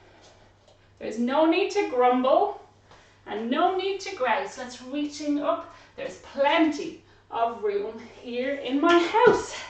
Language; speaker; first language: English; native; English